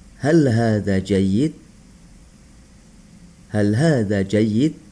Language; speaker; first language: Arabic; non-native, local second language; Indonesian